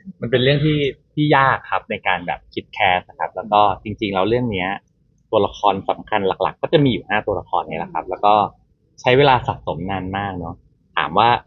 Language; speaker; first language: Thai; native; Thai